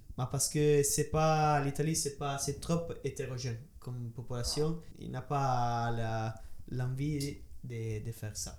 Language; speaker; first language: French; non-native, learner; Italian